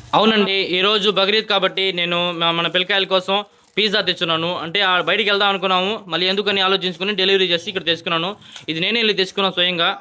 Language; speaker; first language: Telugu; non-native, local second language; Urdu